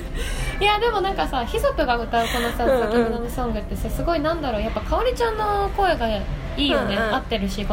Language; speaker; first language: Japanese; native; Japanese